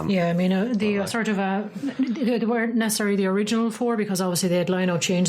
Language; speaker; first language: English; native; English